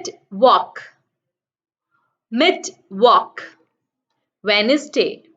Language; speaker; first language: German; non-native, fluent; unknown